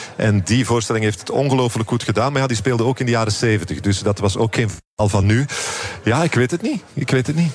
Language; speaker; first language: Dutch; native; Dutch